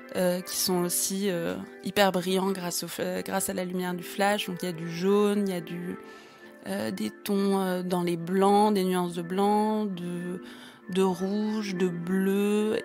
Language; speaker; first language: French; early bilingual, other home language; German